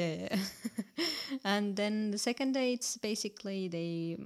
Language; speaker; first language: English; non-native, fluent; Arabic